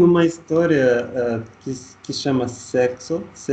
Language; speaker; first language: Portuguese; non-native, learner; Russian